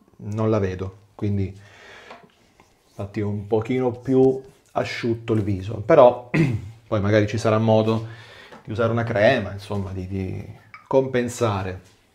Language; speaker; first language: Italian; native; Italian